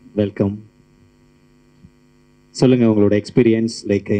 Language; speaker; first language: Tamil; native; Tamil